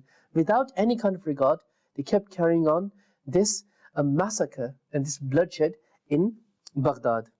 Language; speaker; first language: English; non-native, local second language; Urdu